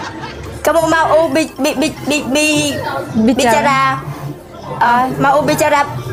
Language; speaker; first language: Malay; non-native, learner; Vietnamese